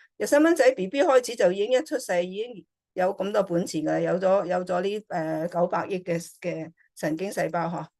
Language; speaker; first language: Cantonese; native; Cantonese